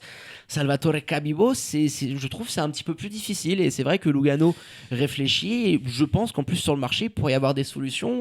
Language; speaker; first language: French; native; French